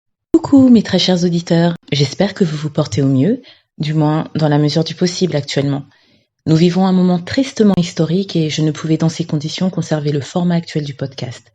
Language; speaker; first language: French; native; French